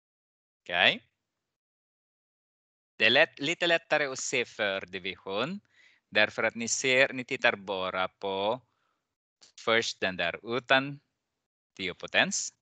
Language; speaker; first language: Swedish; non-native, fluent; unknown